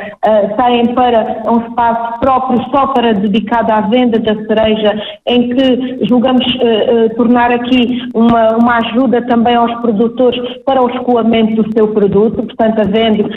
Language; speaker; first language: Portuguese; native; Portuguese